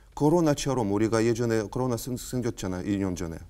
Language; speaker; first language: Korean; non-native, fluent; Ukrainian